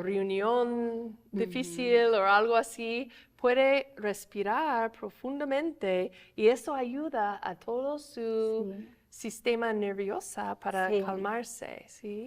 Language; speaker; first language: Spanish; non-native, fluent; English